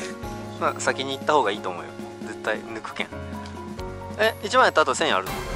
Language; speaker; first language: Japanese; native; Japanese